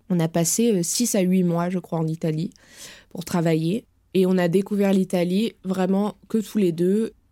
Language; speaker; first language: French; native; French